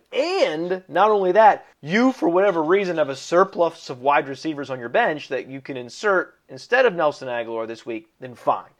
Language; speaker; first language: English; early bilingual, other home language; Italian